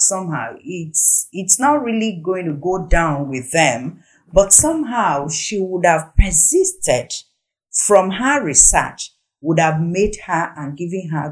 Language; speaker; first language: English; non-native, local second language; Igbo